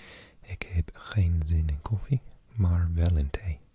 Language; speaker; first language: Dutch; non-native, learner; English